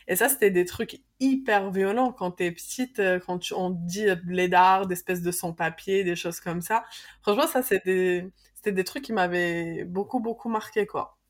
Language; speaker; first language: French; early bilingual, other home language; Arabic